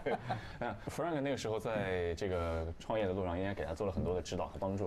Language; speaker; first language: Chinese; native; Chinese